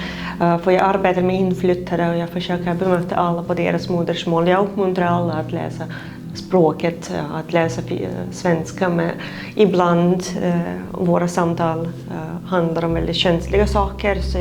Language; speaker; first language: Swedish; non-native, fluent; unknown